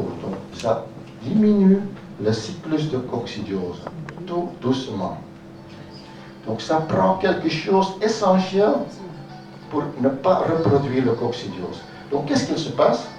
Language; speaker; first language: French; non-native, local second language; Dutch